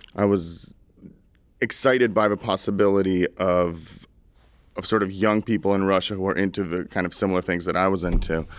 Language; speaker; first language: English; early bilingual, other home language; Russian